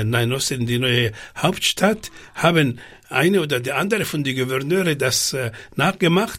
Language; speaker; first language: German; non-native, fluent; Arabic